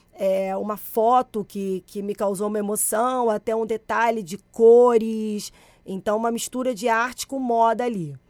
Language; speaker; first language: Portuguese; early bilingual, other home language; Spanish